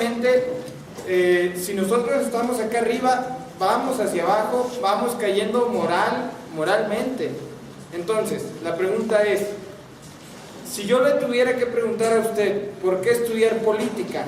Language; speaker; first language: Spanish; native; Spanish